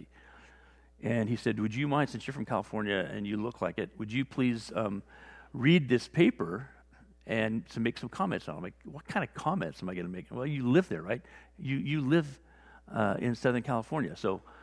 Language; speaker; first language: English; native; English